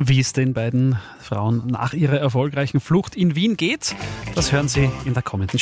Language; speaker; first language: German; native; German